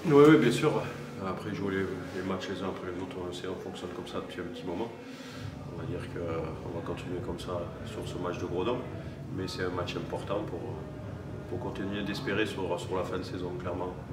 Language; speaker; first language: French; native; French